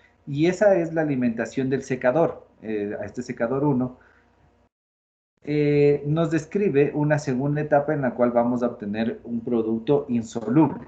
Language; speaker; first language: Spanish; native; Spanish